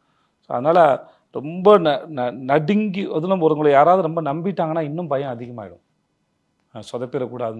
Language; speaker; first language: Tamil; native; Tamil